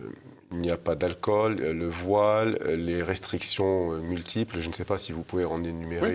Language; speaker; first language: French; native; French